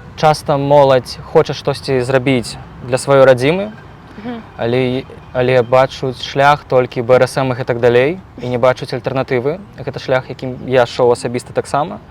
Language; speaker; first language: Belarusian; non-native, local second language; Russian